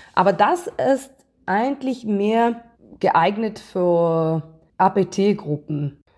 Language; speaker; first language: German; non-native, fluent; Hebrew